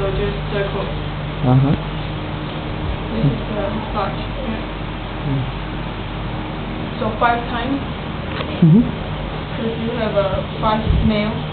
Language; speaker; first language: English; non-native, fluent; Chinese